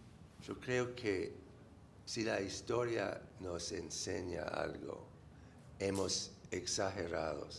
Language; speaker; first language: Spanish; non-native, fluent; English